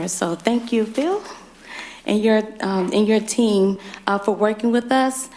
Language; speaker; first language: English; native; English